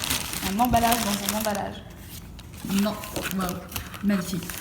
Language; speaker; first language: French; native; French